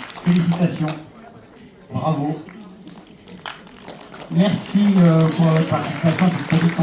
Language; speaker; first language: French; native; French